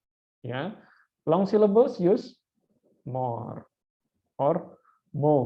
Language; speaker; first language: English; non-native, fluent; Indonesian